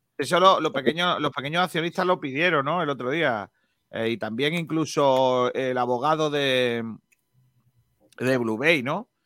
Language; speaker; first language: Spanish; native; Spanish